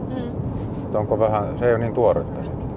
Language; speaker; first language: Finnish; native; Finnish